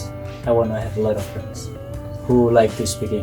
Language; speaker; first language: English; non-native, learner; Indonesian